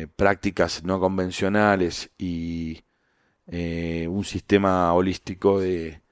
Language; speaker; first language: Spanish; native; Spanish